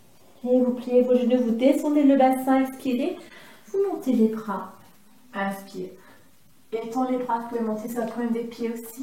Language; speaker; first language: French; native; French